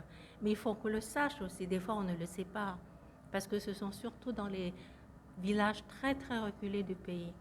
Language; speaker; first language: French; non-native, fluent; Lao